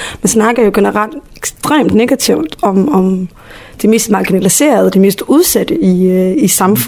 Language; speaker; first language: Danish; early bilingual, other home language; Somali